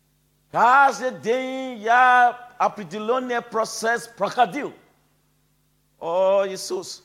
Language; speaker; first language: Russian; non-native, fluent; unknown